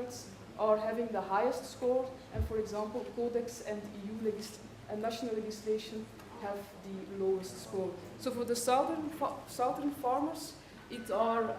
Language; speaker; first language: English; non-native, fluent; Dutch